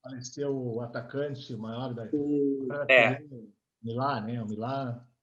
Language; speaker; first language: Portuguese; native; Portuguese